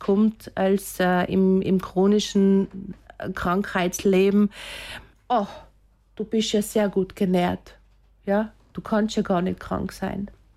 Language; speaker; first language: German; native; German